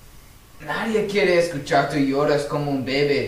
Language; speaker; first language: Spanish; non-native, learner; English